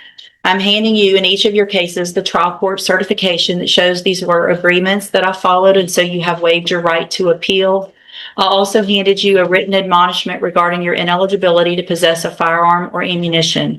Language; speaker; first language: English; native; English